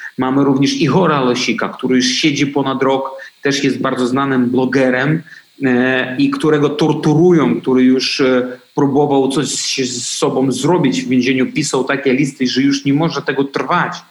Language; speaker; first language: Polish; non-native, fluent; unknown